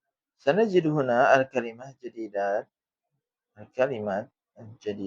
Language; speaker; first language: Arabic; non-native, fluent; Indonesian